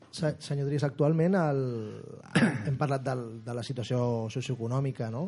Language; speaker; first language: Catalan; native; Catalan